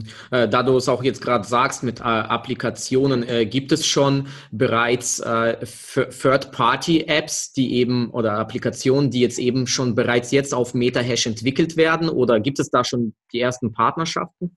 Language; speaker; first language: German; native; German